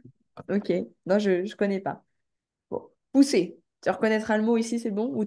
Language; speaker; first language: French; native; French